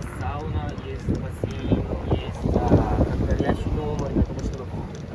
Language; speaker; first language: Russian; non-native, fluent; Spanish